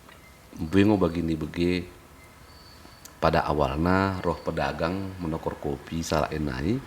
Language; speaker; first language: Indonesian; native; Indonesian